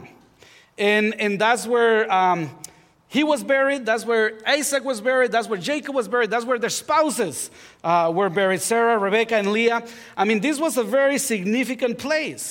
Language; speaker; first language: English; non-native, fluent; Spanish